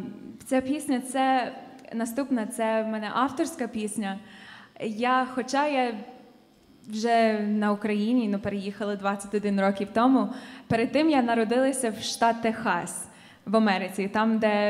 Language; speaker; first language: Ukrainian; non-native, fluent; English